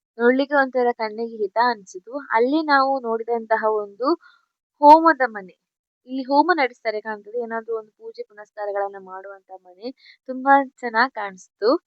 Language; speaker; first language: Kannada; non-native, local second language; Tulu